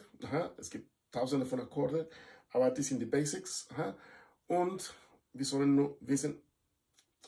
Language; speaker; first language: German; non-native, fluent; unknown